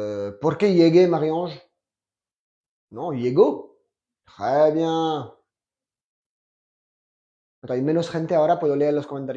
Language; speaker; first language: Spanish; non-native, fluent; French